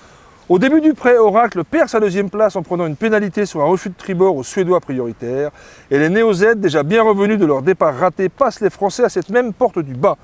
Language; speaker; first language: French; native; French